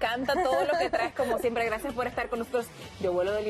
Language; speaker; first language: Spanish; native; Spanish